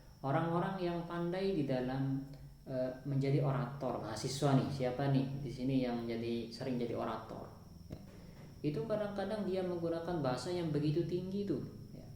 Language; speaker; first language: Indonesian; non-native, local second language; Sasak